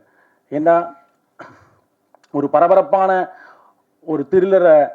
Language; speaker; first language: Tamil; native; Tamil